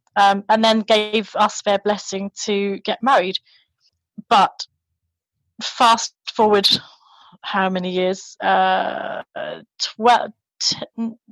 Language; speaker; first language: English; native; English